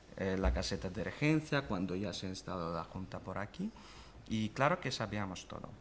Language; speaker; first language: Spanish; non-native, fluent; Russian